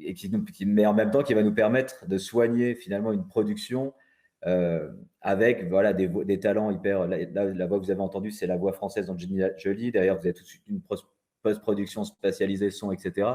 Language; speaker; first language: French; native; French